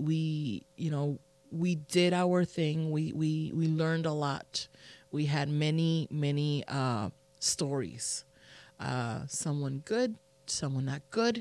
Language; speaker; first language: English; non-native, fluent; Spanish